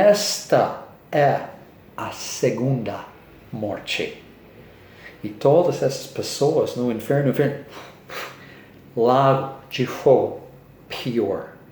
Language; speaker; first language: Portuguese; non-native, learner; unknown